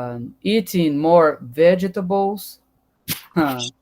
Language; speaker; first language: English; non-native, learner; Portuguese